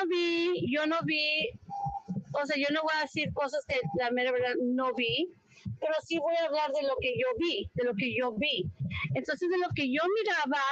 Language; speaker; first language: Spanish; early bilingual, heritage; Spanish